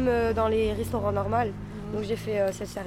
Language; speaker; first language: French; native; French